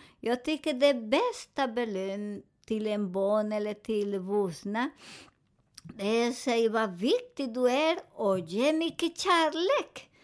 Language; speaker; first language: Swedish; non-native, fluent; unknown